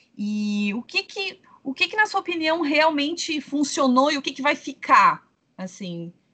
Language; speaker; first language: Portuguese; native; Portuguese